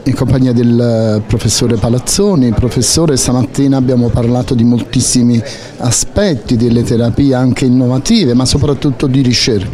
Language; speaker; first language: Italian; native; Italian